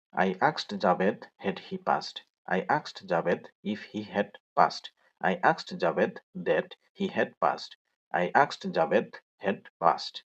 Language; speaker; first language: English; non-native, local second language; Bangla